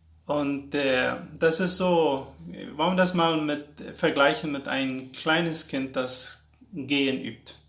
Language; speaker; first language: German; non-native, local second language; Plautdietsch